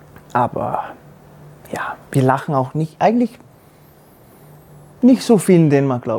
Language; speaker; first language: German; non-native, learner; Danish